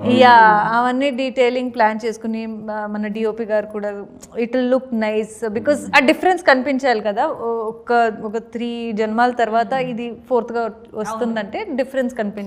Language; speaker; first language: Telugu; non-native, learner; Kannada